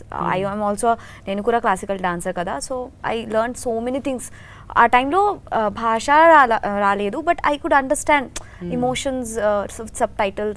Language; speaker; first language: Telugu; non-native, learner; Bangla